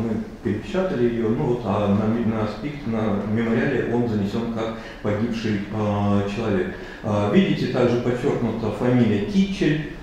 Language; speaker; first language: Russian; native; Russian